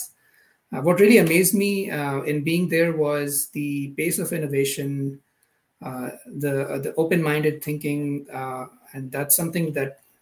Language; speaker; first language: English; non-native, local second language; Urdu